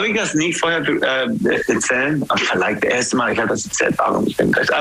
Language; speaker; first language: German; non-native, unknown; English